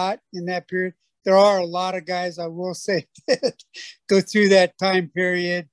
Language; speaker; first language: English; native; English